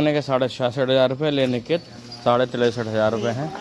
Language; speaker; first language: Hindi; native; Hindi